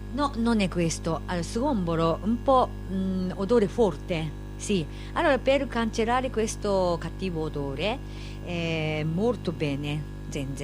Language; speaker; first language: Italian; non-native, learner; Japanese